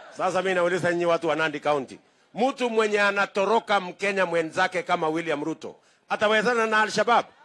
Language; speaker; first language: Swahili; non-native, local second language; Kalenjin